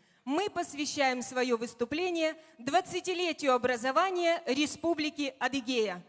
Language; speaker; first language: Russian; native; Russian